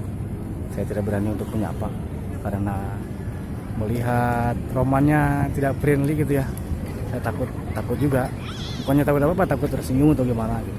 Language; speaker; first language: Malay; non-native, local second language; Sundanese